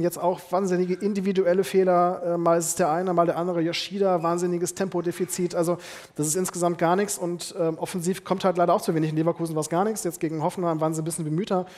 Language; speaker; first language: German; native; German